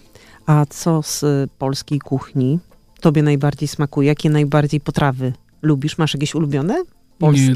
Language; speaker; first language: Polish; native; Polish